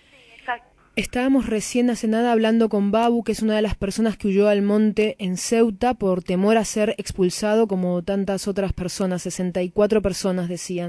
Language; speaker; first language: Spanish; native; Spanish